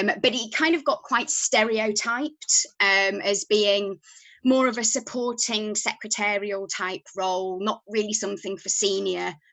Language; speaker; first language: English; native; English